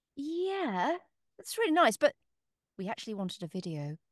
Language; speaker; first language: English; native; English